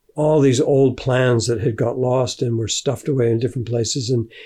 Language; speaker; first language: English; native; English